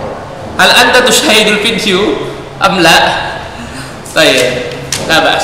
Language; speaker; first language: Arabic; non-native, fluent; Indonesian